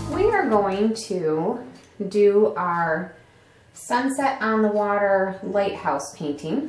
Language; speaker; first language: English; native; English